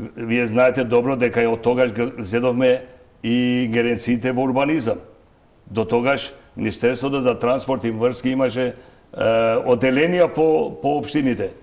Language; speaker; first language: Macedonian; non-native, local second language; Albanian